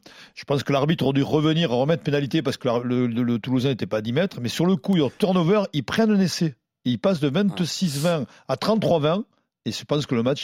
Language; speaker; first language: French; native; French